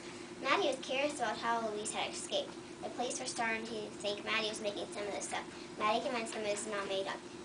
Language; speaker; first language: English; native; English